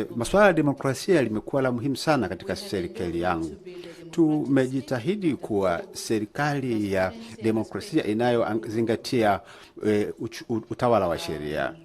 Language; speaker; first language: Swahili; native; Swahili